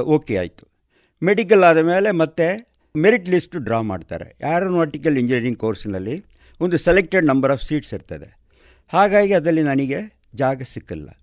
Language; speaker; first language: Kannada; native; Kannada